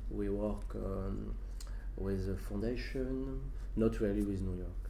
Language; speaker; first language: English; non-native, learner; French